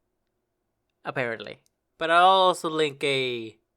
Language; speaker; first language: English; native; English